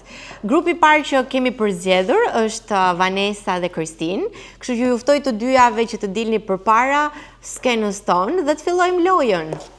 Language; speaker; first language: Albanian; native; Albanian